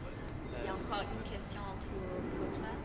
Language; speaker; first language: French; non-native, fluent; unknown